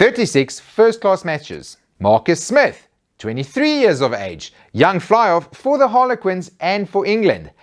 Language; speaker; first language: English; native; English